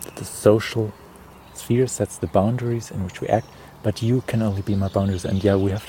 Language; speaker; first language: English; non-native, fluent; German